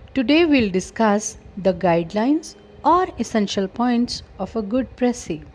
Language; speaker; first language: English; non-native, local second language; Punjabi